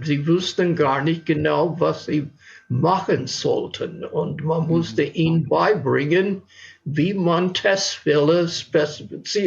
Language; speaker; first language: German; non-native, fluent; English